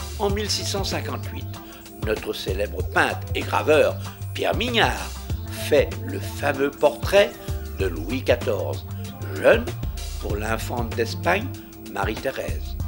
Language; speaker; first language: French; native; French